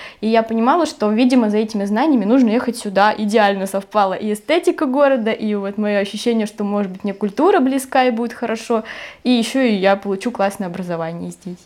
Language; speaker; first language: Russian; native; Russian